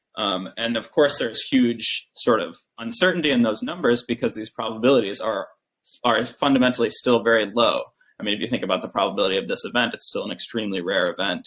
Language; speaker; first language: English; native; English